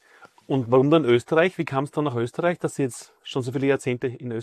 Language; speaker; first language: German; native; German